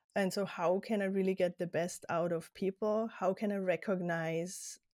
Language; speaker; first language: English; non-native, fluent; German